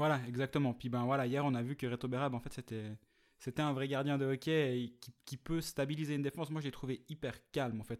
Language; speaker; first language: French; native; French